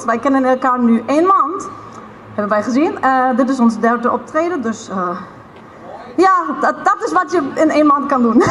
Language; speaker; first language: Dutch; non-native, fluent; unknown